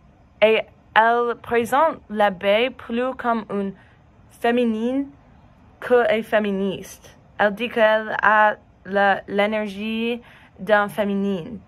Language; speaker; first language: French; non-native, learner; English